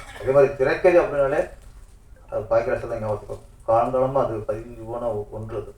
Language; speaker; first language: Tamil; native; Tamil